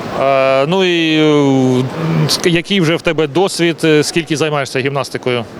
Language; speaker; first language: Ukrainian; native; Ukrainian